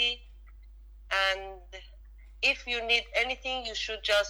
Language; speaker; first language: English; non-native, learner; Persian